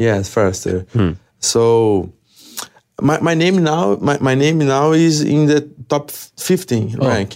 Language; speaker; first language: English; non-native, learner; Portuguese